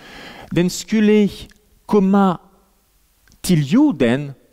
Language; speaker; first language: Swedish; non-native, fluent; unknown